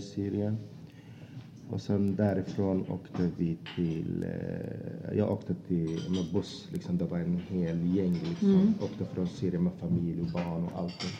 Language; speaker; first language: Swedish; non-native, fluent; Azerbaijani